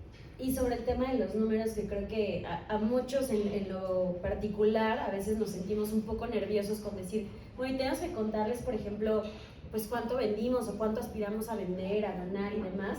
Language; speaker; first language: Spanish; native; Spanish